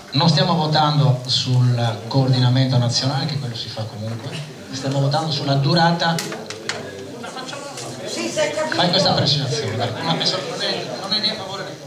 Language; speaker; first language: Italian; native; Italian